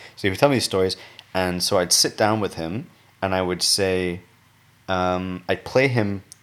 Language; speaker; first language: English; native; English